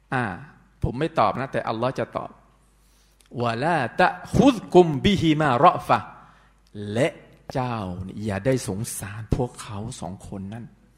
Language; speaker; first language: Thai; non-native, local second language; Pattani Malay